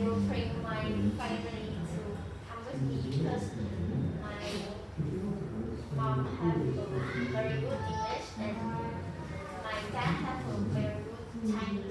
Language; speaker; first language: English; non-native, learner; Vietnamese